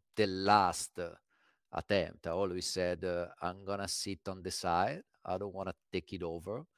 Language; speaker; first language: English; non-native, fluent; Italian